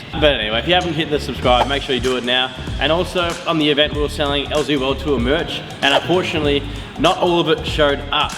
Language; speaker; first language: English; native; English